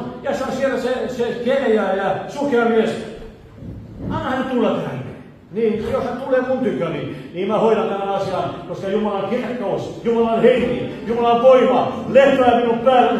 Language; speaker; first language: Finnish; non-native, learner; Swedish